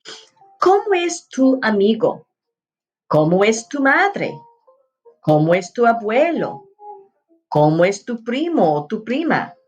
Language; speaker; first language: Spanish; non-native, fluent; English